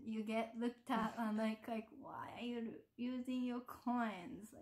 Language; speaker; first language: English; non-native, fluent; Japanese